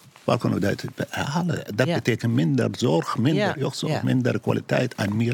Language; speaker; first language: Dutch; non-native, learner; Arabic